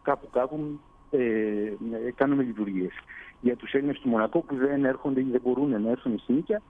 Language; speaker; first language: Greek; early bilingual, heritage; Greek